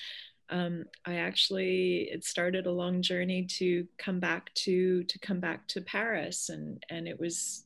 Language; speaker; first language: English; early bilingual, other home language; Polish